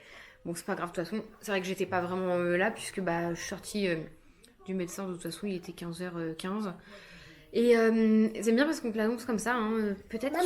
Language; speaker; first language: French; native; French